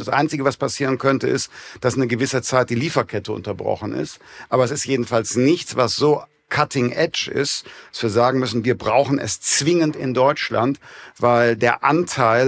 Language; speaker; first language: German; native; German